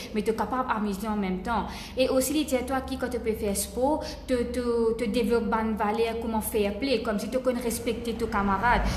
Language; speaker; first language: French; non-native, local second language; Morisyen